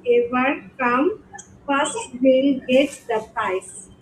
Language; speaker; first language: English; non-native, learner; Bangla